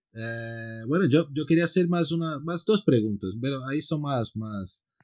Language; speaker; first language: Spanish; non-native, fluent; Portuguese